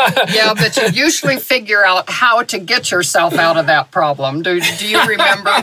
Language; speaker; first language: English; native; English